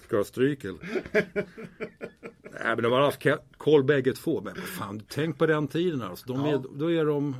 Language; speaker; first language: Swedish; native; Swedish